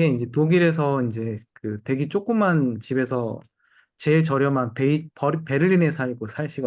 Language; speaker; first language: Korean; native; Korean